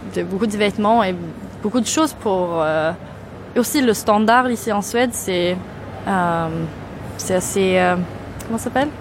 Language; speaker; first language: French; non-native, fluent; Swedish